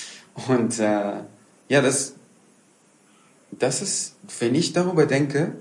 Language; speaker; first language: German; non-native, fluent; Arabic